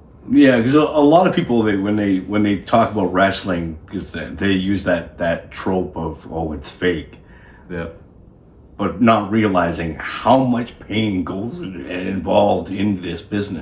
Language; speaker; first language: English; native; English